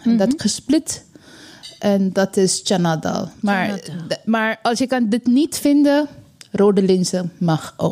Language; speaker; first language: Dutch; non-native, learner; Bangla